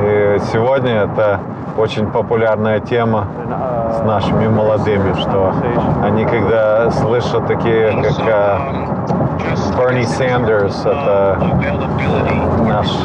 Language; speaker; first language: Russian; early bilingual, heritage; Russian